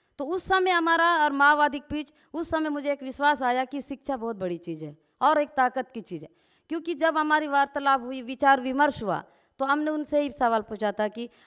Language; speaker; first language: Hindi; non-native, local second language; Gondi